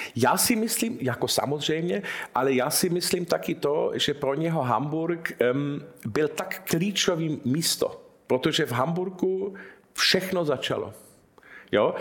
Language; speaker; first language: Czech; early bilingual, heritage; Czech